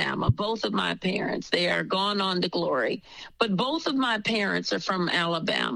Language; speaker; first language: English; native; English